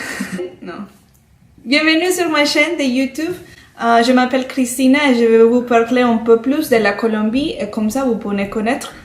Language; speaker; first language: French; non-native, fluent; Spanish